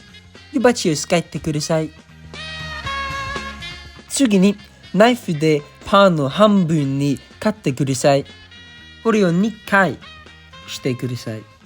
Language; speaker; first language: Japanese; non-native, learner; English